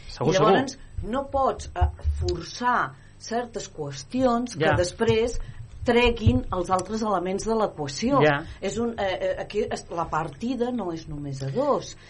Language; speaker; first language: Catalan; native; Catalan